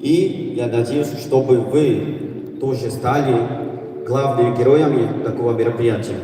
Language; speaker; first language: Russian; non-native, fluent; Korean